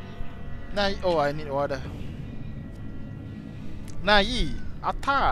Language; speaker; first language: English; non-native, local second language; Malay